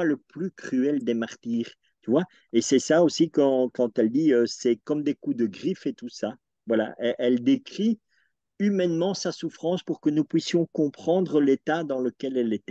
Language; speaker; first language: French; native; French